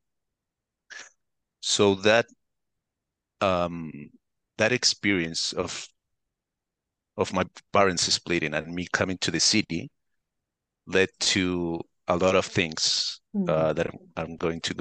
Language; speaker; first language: English; non-native, fluent; Spanish